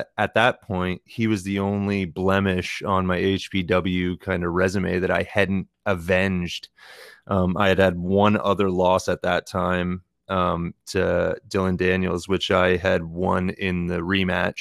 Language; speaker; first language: English; native; English